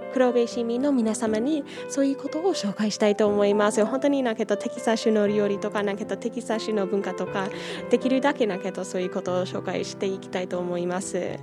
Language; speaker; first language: Japanese; non-native, fluent; English